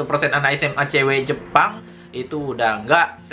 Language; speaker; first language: Indonesian; native; Indonesian